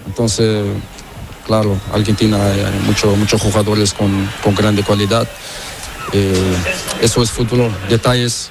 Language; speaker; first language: Spanish; non-native, learner; Portuguese